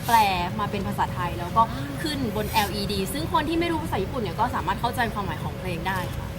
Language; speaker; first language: Thai; native; Thai